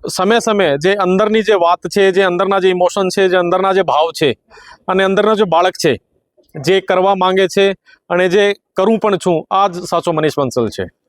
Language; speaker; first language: Hindi; native; Hindi